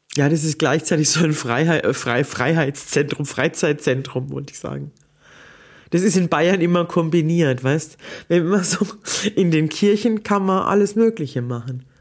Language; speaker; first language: German; native; German